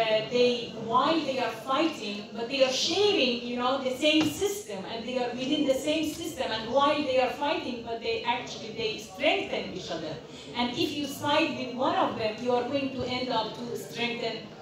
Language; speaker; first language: English; non-native, fluent; Persian